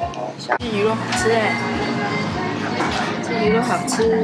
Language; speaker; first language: Chinese; early bilingual, heritage; Chinese